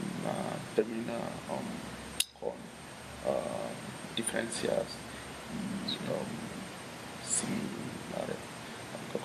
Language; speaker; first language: Spanish; non-native, learner; English